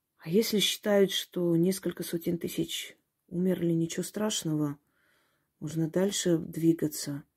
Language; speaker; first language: Russian; non-native, local second language; Armenian